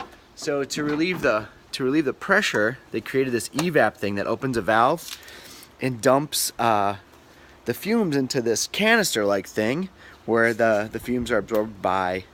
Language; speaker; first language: English; native; English